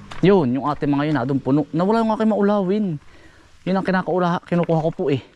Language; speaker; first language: Filipino; native; Filipino